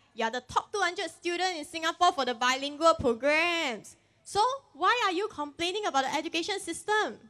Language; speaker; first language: English; non-native, local second language; Chinese